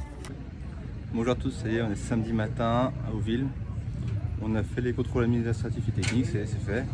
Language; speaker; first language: French; native; French